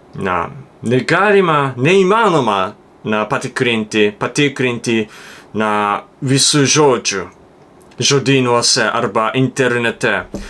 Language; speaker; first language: Lithuanian; non-native, learner; Japanese